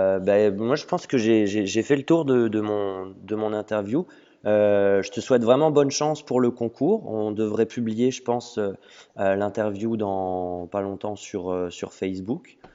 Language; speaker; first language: French; native; French